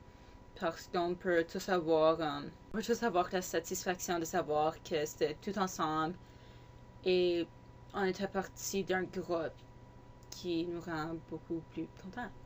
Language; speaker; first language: French; non-native, local second language; English